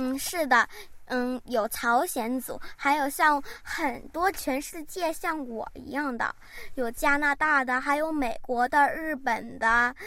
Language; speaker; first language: Chinese; early bilingual, heritage; Chinese